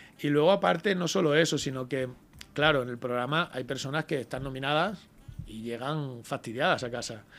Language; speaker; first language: Spanish; native; Spanish